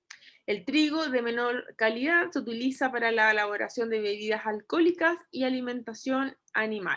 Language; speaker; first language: Spanish; native; Spanish